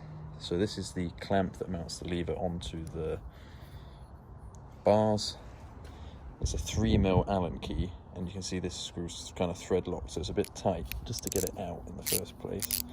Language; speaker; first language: English; native; English